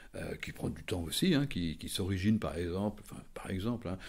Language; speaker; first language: French; native; French